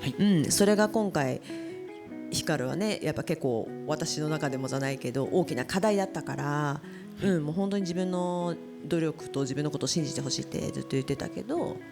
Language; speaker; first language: Japanese; native; Japanese